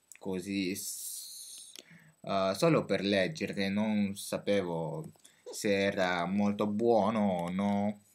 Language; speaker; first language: Italian; non-native, learner; French